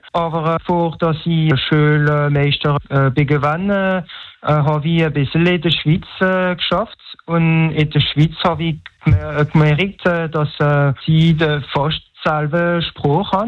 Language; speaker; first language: German; non-native, local second language; French